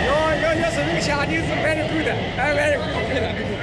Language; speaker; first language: English; non-native, learner; Chinese